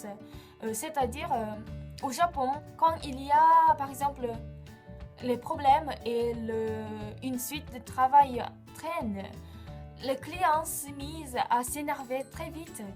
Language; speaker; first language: French; non-native, fluent; Japanese